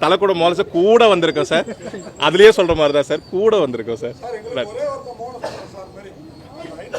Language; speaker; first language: Tamil; native; Tamil